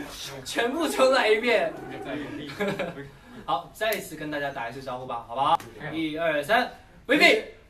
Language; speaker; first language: Chinese; native; Chinese